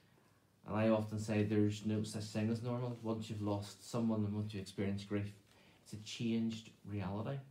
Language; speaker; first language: English; native; English